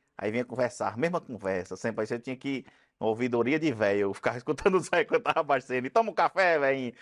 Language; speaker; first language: Portuguese; native; Portuguese